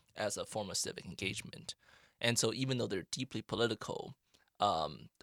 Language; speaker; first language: English; non-native, fluent; Chinese